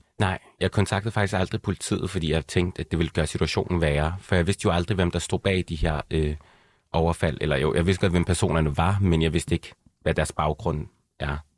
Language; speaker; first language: Danish; early bilingual, other home language; Arabic